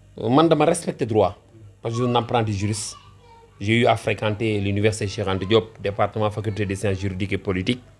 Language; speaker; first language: French; non-native, local second language; Wolof